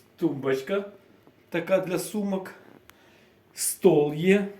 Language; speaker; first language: Ukrainian; non-native, local second language; Russian